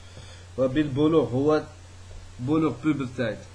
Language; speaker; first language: Dutch; early bilingual, other home language; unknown